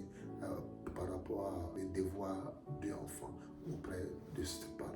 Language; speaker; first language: French; non-native, fluent; Akan